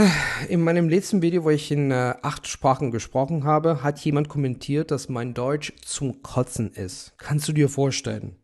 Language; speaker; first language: German; non-native, fluent; Italian